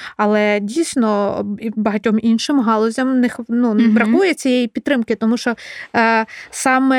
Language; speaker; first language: Ukrainian; non-native, local second language; Russian